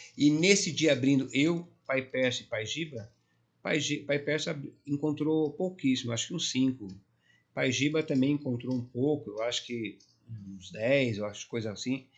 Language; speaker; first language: Portuguese; native; Portuguese